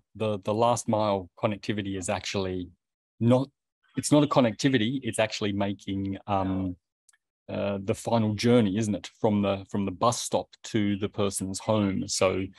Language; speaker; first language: English; native; English